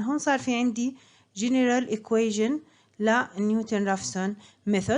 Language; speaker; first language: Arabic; native; Arabic